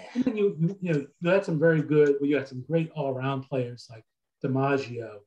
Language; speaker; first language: English; native; English